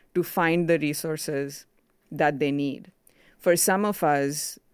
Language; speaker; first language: English; non-native, local second language; Konkani